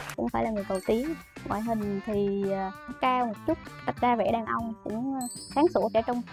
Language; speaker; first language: Vietnamese; native; Vietnamese